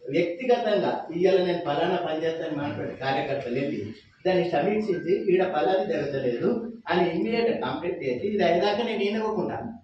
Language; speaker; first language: Telugu; native; Telugu